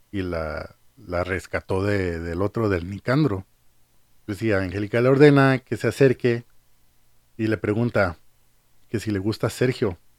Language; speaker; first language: Spanish; early bilingual, heritage; Spanish